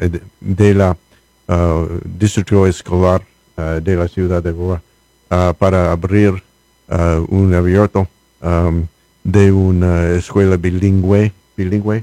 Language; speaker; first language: Spanish; non-native, learner; English